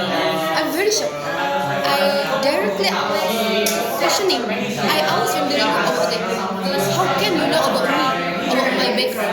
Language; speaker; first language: English; non-native, learner; Indonesian